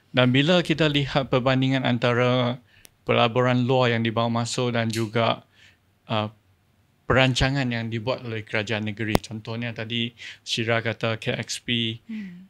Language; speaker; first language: Malay; non-native, local second language; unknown